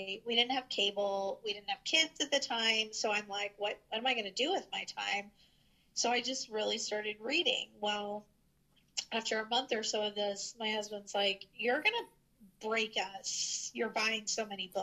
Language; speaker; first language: English; native; English